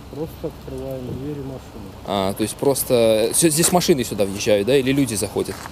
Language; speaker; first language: Russian; native; Russian